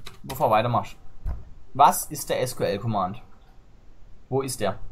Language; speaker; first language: German; native; German